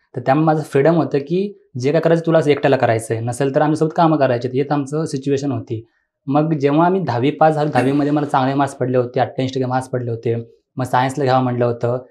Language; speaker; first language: Marathi; native; Marathi